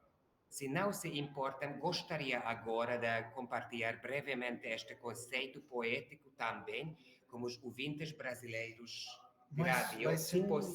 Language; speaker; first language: Portuguese; non-native, learner; Hungarian